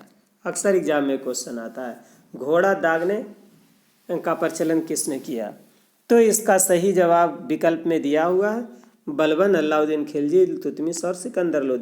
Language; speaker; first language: Hindi; non-native, local second language; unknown